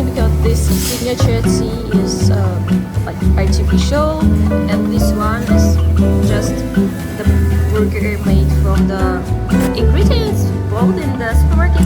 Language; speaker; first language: English; non-native, learner; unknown